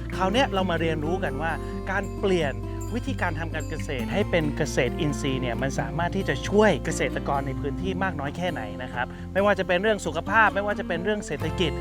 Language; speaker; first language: Thai; native; Thai